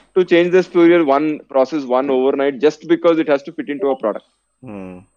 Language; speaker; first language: English; non-native, local second language; Telugu